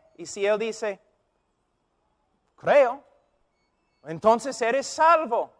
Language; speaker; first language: Spanish; non-native, fluent; English